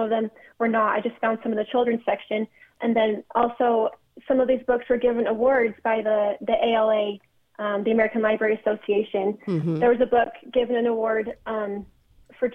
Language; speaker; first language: English; native; English